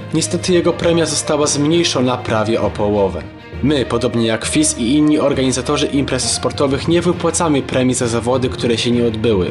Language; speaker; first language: Polish; native; Polish